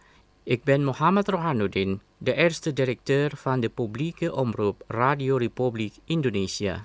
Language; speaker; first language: Dutch; non-native, learner; Indonesian